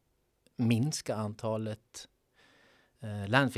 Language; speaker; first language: Swedish; native; Swedish